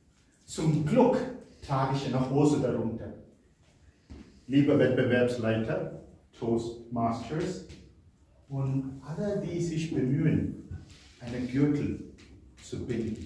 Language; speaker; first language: German; non-native, fluent; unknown